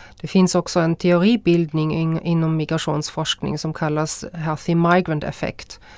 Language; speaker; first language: Swedish; non-native, fluent; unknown